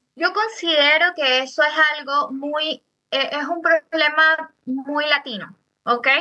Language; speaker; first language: Spanish; native; Spanish